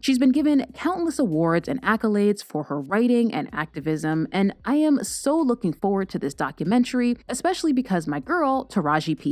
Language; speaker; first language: English; native; English